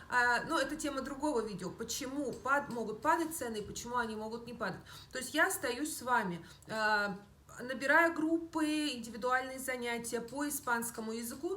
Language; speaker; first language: Russian; native; Russian